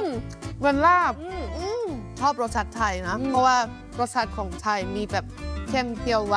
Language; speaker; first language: Thai; non-native, fluent; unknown